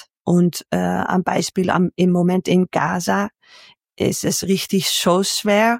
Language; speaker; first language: German; non-native, learner; Dutch